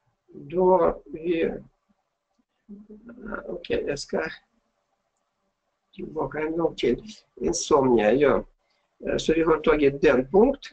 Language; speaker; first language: Swedish; non-native, fluent; Russian